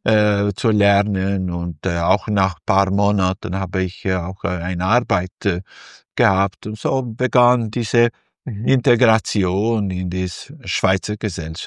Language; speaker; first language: German; non-native, fluent; Albanian